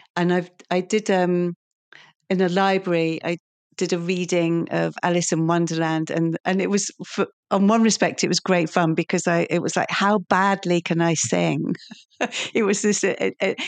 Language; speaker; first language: English; native; English